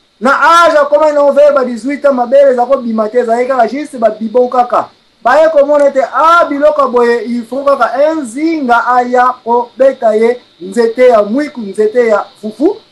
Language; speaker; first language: Lingala; non-native, local second language; Kongo